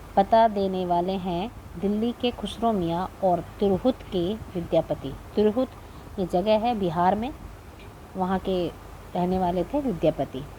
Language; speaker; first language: Hindi; native; Hindi